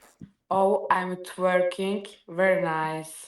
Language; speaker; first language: English; non-native, learner; Greek